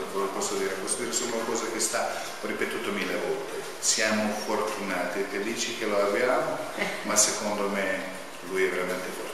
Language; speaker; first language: Italian; non-native, fluent; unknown